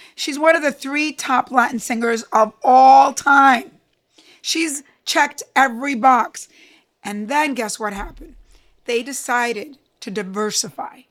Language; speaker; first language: English; early bilingual, other home language; Spanish